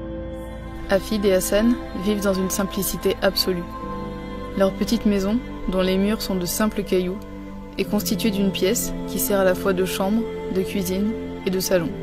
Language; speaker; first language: French; native; French